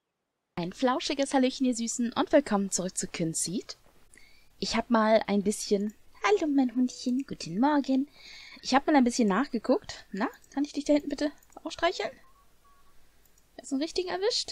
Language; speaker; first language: German; native; German